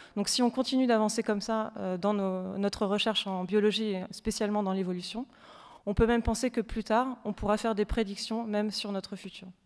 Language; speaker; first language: French; native; French